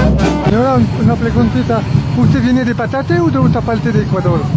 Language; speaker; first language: Spanish; non-native, learner; French